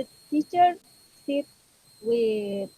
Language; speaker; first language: English; non-native, learner; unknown